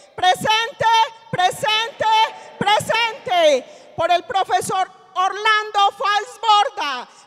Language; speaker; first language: Spanish; native; Spanish